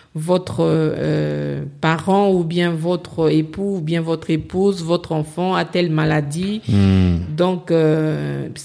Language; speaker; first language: French; non-native, local second language; Lingala